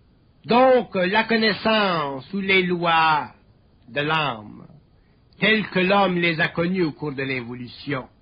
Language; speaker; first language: French; native; French